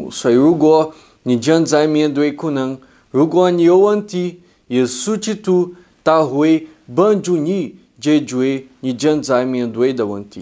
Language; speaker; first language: Chinese; non-native, fluent; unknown